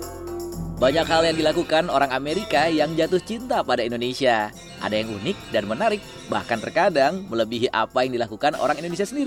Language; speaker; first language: Indonesian; native; Indonesian